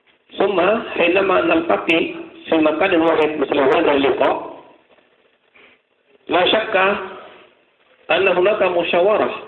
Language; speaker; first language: Arabic; non-native, fluent; Madurese